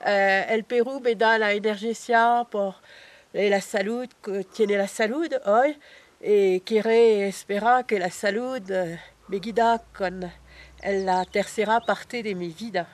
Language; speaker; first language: Spanish; non-native, learner; French